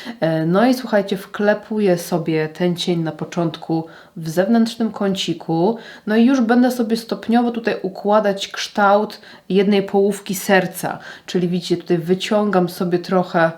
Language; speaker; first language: Polish; native; Polish